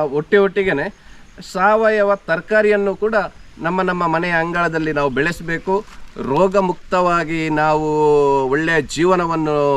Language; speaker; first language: Kannada; native; Kannada